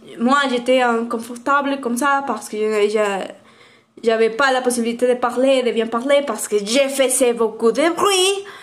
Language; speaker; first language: French; non-native, learner; Spanish